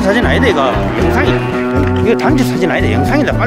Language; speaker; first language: Korean; native; Korean